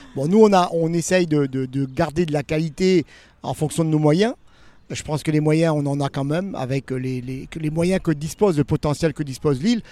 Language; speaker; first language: French; native; French